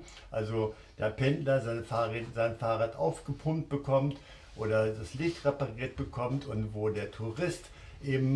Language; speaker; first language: German; native; German